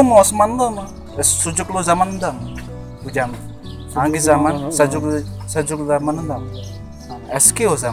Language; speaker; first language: Turkish; non-native, learner; Indonesian